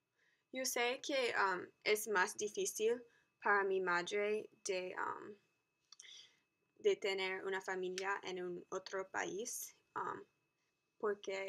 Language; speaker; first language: Spanish; non-native, learner; English